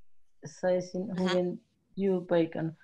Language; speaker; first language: Finnish; non-native, learner; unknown